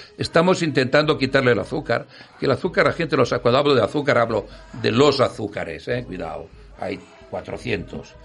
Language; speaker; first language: Spanish; non-native, fluent; Italian